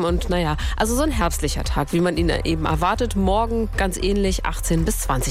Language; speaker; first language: German; native; German